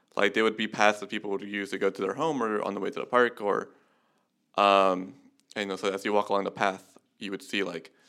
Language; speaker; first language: English; native; English